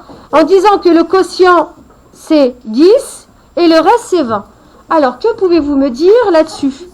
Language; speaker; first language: French; native; French